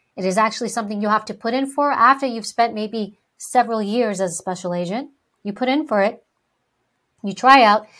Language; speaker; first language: English; early bilingual, other home language; Greek